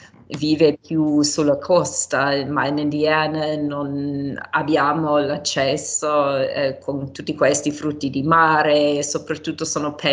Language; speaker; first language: Italian; non-native, fluent; English